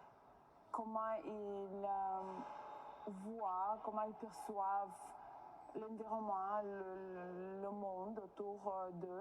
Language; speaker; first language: French; non-native, learner; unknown